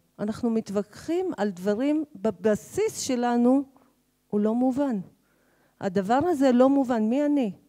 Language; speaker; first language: Hebrew; non-native, local second language; Arabic